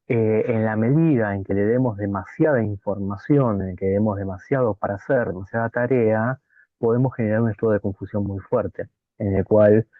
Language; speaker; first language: Spanish; native; Spanish